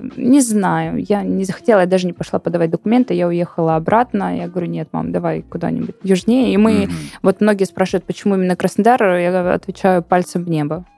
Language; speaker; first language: Russian; native; Russian